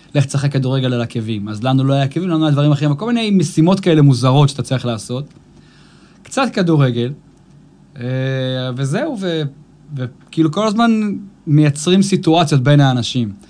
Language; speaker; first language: Hebrew; native; Hebrew